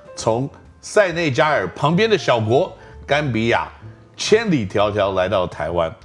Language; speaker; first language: Chinese; native; Chinese